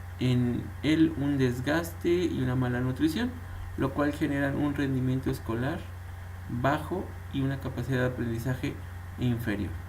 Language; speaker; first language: Spanish; native; Spanish